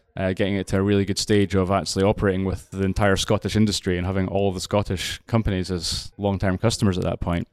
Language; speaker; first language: English; native; English